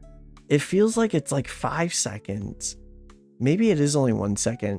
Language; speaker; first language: English; native; English